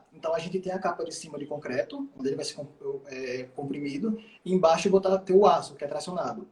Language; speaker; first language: Portuguese; native; Portuguese